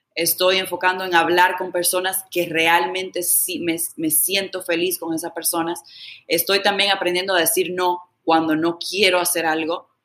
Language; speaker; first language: Spanish; early bilingual, heritage; Spanish